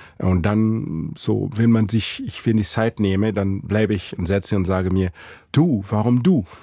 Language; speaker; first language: German; non-native, fluent; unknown